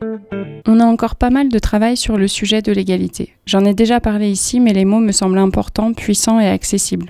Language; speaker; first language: French; native; French